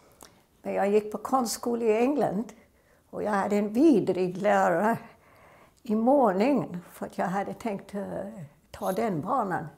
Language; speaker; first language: Swedish; non-native, fluent; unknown